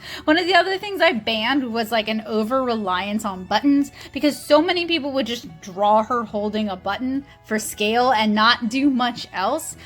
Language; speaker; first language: English; native; English